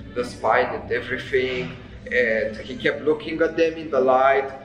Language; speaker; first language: English; non-native, fluent; Romanian